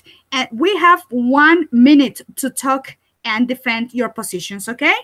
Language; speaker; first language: English; non-native, fluent; Spanish